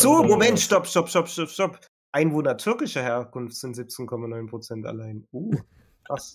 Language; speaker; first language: German; native; German